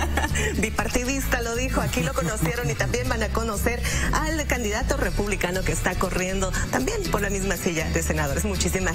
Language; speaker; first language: Spanish; native; Spanish